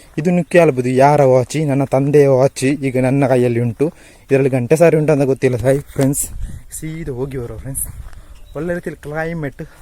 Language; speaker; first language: Kannada; native; Kannada